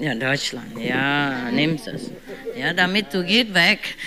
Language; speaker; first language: German; non-native, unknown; Vietnamese